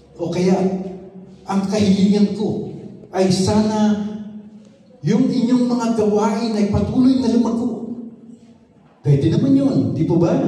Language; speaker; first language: Filipino; non-native, local second language; Iloko